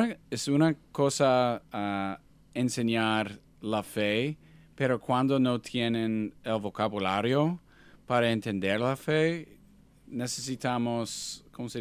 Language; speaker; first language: Spanish; non-native, learner; English